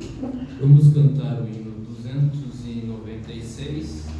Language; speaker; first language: Portuguese; native; Portuguese